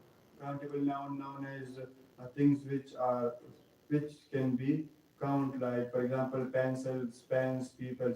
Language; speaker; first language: English; non-native, learner; Pashto